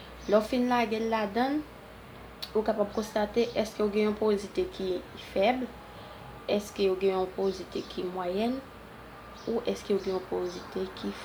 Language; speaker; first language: French; non-native, local second language; Haitian Creole